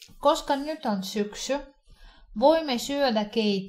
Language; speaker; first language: Finnish; non-native, fluent; Russian